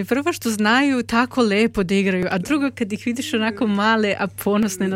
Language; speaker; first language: Croatian; native; Croatian